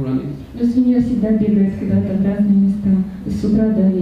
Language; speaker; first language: Russian; native; Russian